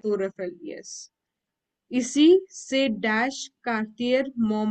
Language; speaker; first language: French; non-native, learner; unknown